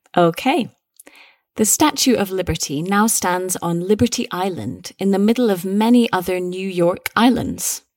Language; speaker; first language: English; native; English